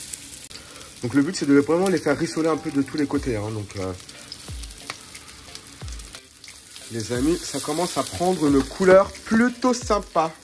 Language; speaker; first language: French; native; French